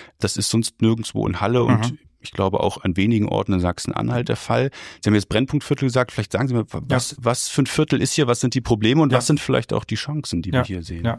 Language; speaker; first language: German; native; German